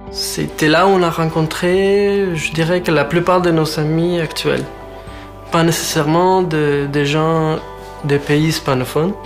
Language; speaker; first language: French; non-native, fluent; Spanish